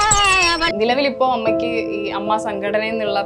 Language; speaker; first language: Malayalam; native; Malayalam